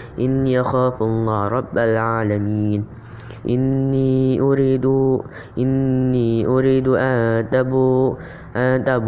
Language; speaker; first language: Arabic; non-native, learner; Indonesian